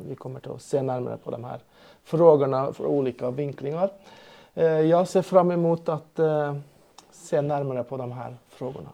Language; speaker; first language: Swedish; non-native, fluent; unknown